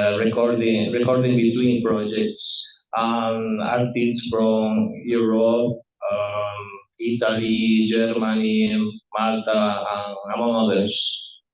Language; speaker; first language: English; non-native, learner; Spanish